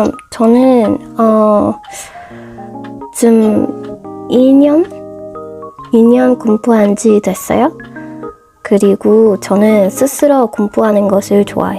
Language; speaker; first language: Korean; non-native, learner; English